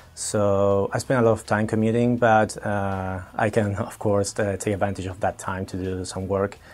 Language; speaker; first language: English; non-native, fluent; Spanish